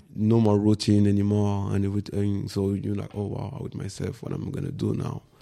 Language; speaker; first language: English; non-native, fluent; French